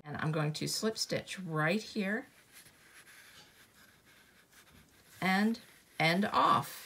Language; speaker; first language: English; native; English